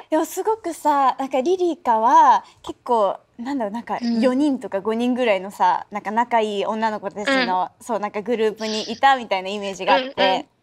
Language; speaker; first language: Japanese; native; Japanese